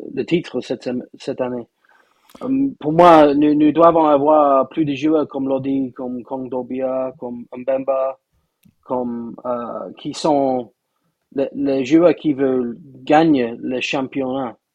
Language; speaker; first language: French; non-native, fluent; English